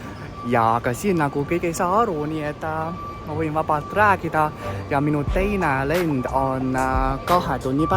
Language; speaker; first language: Estonian; non-native, fluent; Chinese